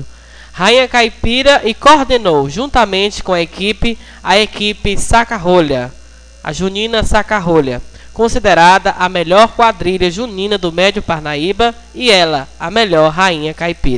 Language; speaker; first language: Portuguese; native; Portuguese